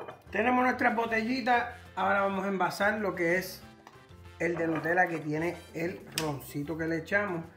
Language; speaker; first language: Spanish; early bilingual, heritage; Spanish